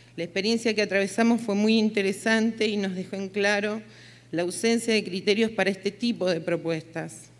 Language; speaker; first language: Spanish; native; Spanish